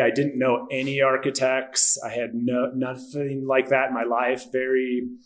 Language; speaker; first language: English; native; English